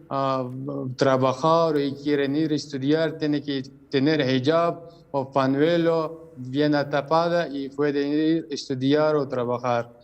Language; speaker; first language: Spanish; non-native, learner; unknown